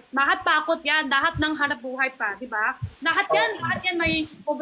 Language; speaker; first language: Filipino; non-native, learner; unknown